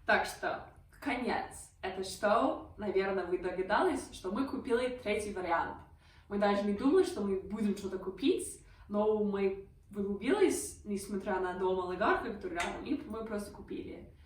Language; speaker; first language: Russian; non-native, fluent; English